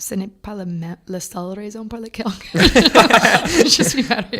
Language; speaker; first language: French; non-native, fluent; English